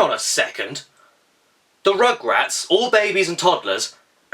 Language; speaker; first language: English; native; English